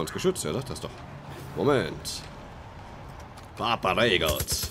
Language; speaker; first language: German; native; German